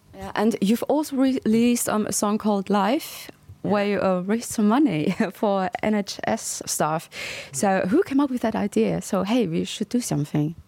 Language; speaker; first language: English; non-native, fluent; German